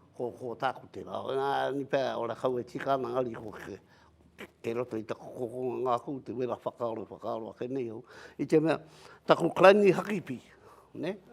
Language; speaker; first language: Māori; native; Māori